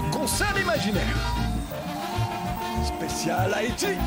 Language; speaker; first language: French; native; French